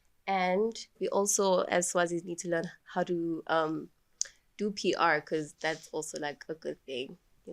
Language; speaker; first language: English; non-native, local second language; Swati